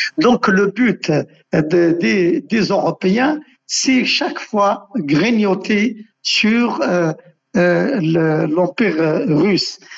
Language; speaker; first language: French; non-native, local second language; Arabic